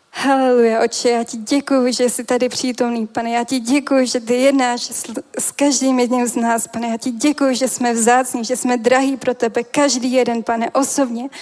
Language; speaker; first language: Czech; native; Czech